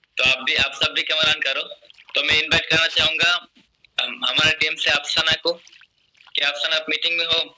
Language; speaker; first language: Hindi; non-native, local second language; Assamese